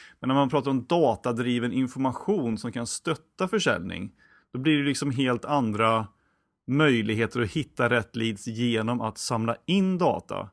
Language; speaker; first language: Swedish; native; Swedish